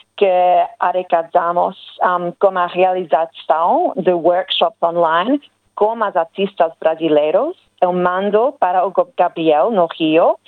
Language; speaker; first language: Portuguese; non-native, learner; English